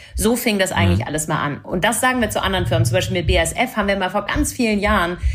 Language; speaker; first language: German; non-native, fluent; English